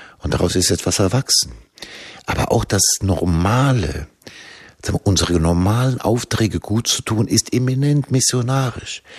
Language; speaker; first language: German; native; German